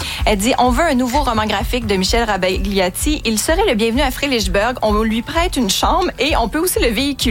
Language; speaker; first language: French; native; French